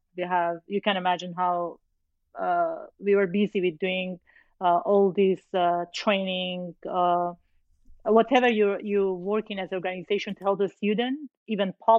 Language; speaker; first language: English; non-native, fluent; Persian